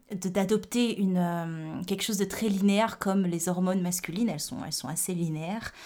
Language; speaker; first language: French; native; French